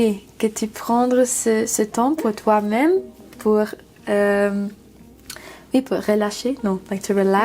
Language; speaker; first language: French; non-native, learner; English